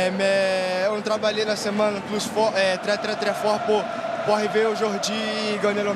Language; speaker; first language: French; non-native, learner; Portuguese